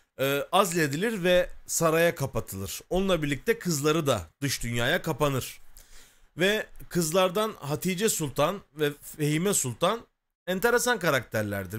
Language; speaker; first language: Turkish; native; Turkish